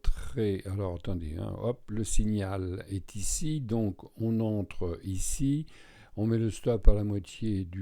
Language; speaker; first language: French; native; French